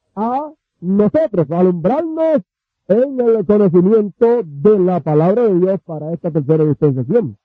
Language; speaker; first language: Spanish; native; Spanish